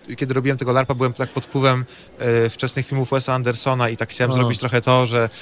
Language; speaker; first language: Polish; native; Polish